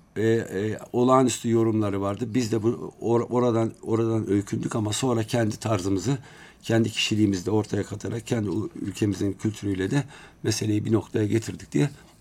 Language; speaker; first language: Turkish; native; Turkish